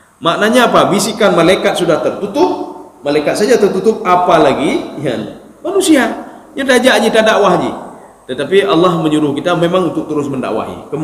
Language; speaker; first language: Malay; non-native, local second language; Achinese